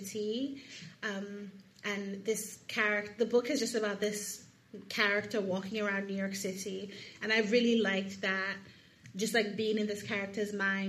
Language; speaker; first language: English; non-native, local second language; Yoruba